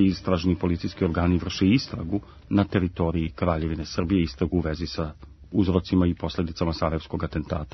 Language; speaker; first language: Croatian; native; Croatian